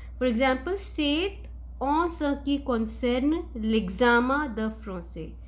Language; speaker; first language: French; non-native, fluent; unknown